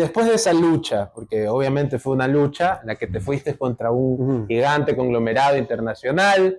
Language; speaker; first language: Spanish; native; Spanish